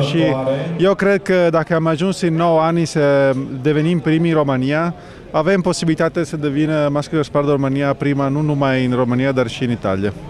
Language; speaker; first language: Romanian; non-native, fluent; Italian